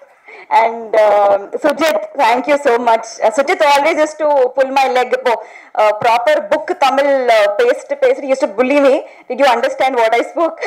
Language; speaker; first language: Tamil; non-native, learner; Telugu